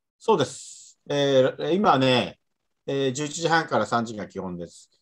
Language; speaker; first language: Japanese; native; Japanese